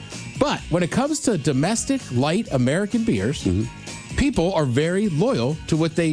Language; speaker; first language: English; native; English